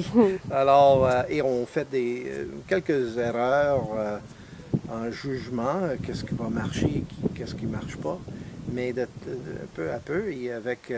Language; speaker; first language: French; non-native, fluent; English